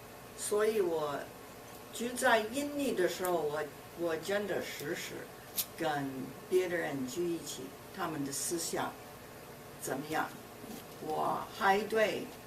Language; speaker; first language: Chinese; early bilingual, heritage; Chinese